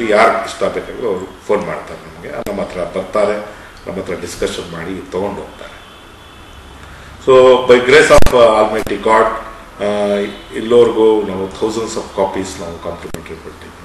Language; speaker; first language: Kannada; non-native, local second language; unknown